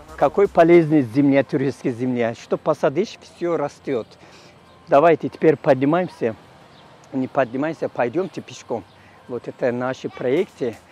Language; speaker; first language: Russian; non-native, learner; Turkish